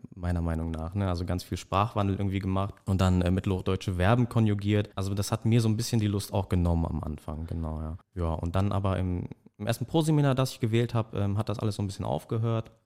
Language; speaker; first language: German; native; German